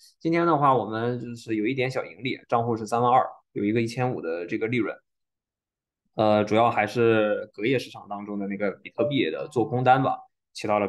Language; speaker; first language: Chinese; native; Chinese